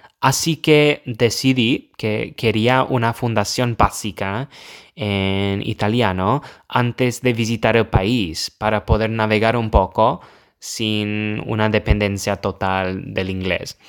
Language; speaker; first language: Spanish; non-native, fluent; English